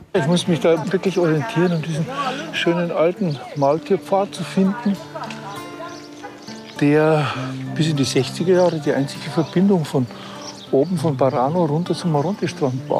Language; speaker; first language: German; native; German